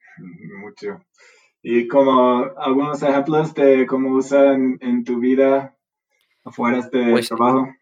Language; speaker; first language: Spanish; non-native, learner; English